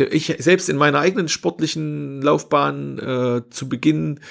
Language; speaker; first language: German; native; German